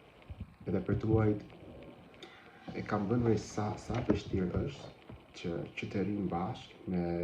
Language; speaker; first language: Albanian; non-native, learner; English